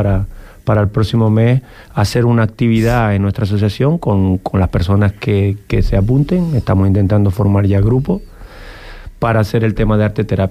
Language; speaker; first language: Spanish; native; Spanish